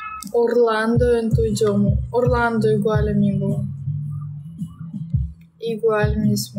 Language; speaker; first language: Spanish; non-native, learner; Russian